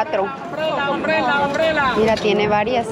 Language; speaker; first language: Spanish; native; Spanish